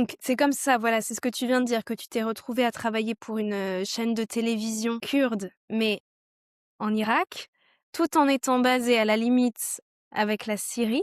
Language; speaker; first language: French; native; French